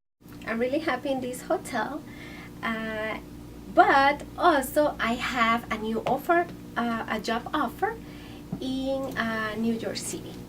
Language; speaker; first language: English; non-native, fluent; Spanish